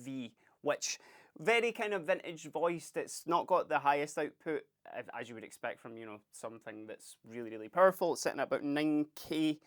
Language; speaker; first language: English; native; English